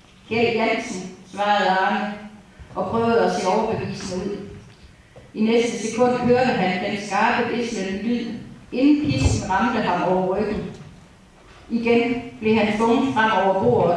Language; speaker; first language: Danish; native; Danish